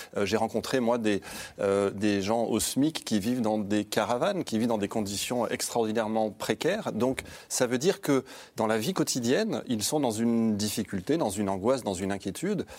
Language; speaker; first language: French; native; French